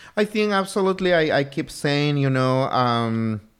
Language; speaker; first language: English; non-native, fluent; Spanish